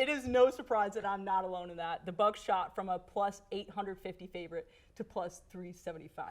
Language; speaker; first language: English; native; English